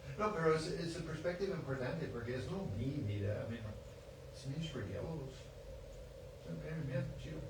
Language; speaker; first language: Spanish; non-native, learner; English